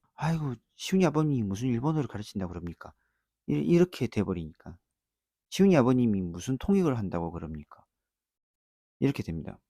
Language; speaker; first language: Korean; native; Korean